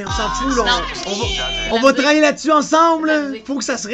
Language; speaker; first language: French; native; French